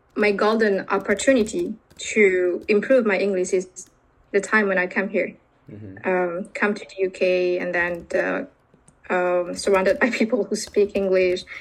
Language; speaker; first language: English; non-native, fluent; Indonesian